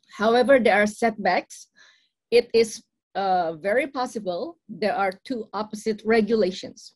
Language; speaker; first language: English; non-native, fluent; Indonesian